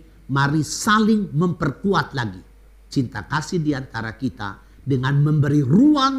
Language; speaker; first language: Indonesian; native; Indonesian